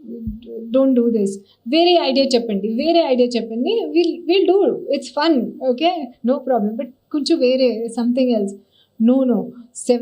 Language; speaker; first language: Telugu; non-native, learner; Hindi